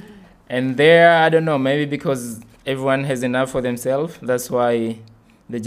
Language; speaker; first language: English; non-native, local second language; Swahili